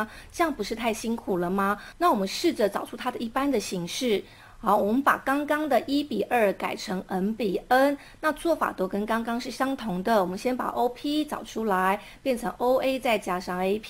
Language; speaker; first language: Chinese; native; Chinese